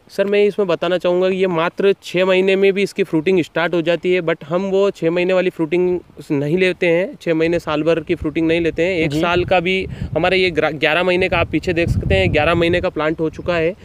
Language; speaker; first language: Hindi; native; Hindi